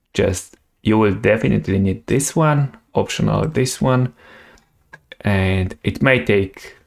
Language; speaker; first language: English; non-native, fluent; Polish